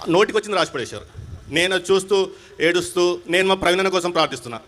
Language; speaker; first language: Telugu; non-native, local second language; Urdu